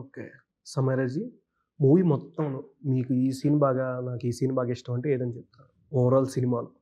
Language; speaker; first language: Telugu; native; Telugu